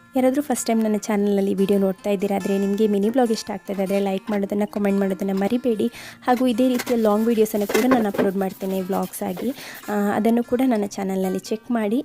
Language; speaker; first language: Kannada; non-native, local second language; Konkani